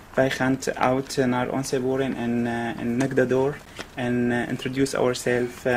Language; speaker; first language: Dutch; non-native, learner; Arabic